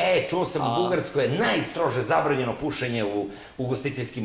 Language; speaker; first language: Serbian; native; Serbian